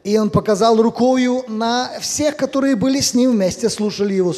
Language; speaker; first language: Polish; non-native, learner; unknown